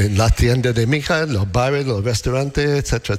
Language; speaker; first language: Spanish; non-native, learner; English